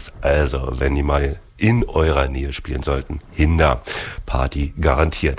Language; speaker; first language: German; native; German